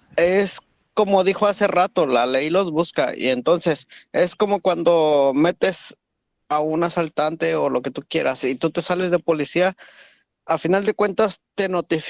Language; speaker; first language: Spanish; native; Spanish